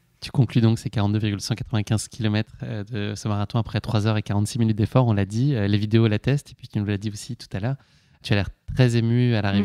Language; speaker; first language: French; native; French